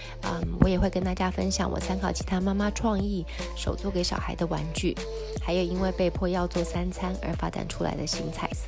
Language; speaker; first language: Chinese; native; Chinese